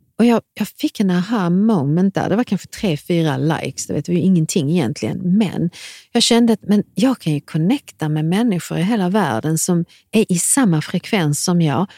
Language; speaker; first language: Swedish; early bilingual, other home language; Serbian